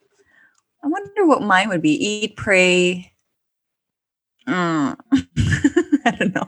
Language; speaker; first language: English; non-native, local second language; Filipino